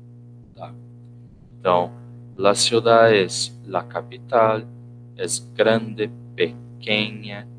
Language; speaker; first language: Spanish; non-native, fluent; Portuguese